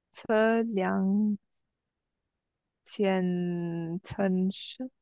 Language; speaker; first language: Chinese; non-native, learner; English